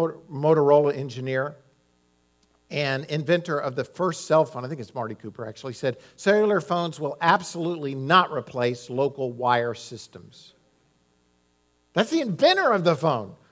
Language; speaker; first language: English; native; English